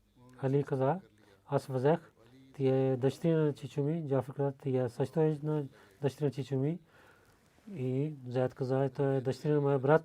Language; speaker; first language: Bulgarian; non-native, learner; Urdu